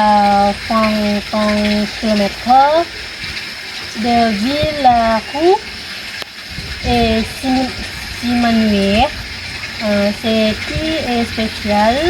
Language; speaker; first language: French; non-native, learner; Indonesian